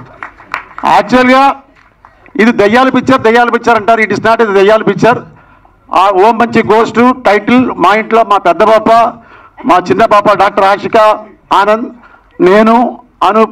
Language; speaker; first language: Telugu; native; Telugu